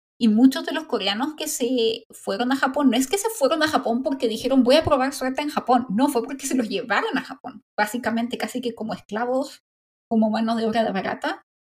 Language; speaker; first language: Spanish; native; Spanish